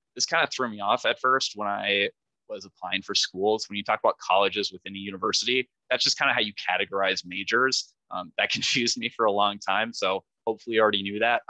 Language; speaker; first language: English; native; English